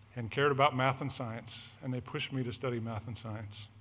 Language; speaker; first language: English; native; English